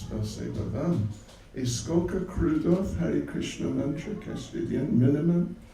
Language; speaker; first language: Russian; non-native, learner; English